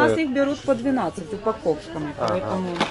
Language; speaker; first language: Russian; native; Russian